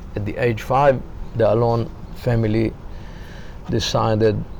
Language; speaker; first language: English; non-native, fluent; Hebrew